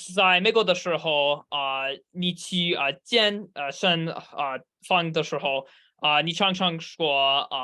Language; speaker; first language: Chinese; non-native, learner; English